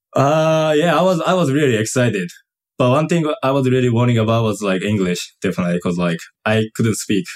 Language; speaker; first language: English; non-native, fluent; Japanese